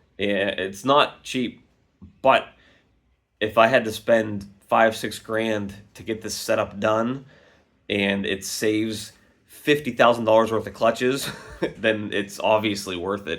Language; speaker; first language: English; native; English